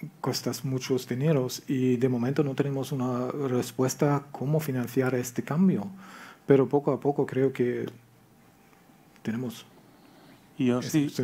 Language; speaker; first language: Spanish; non-native, learner; German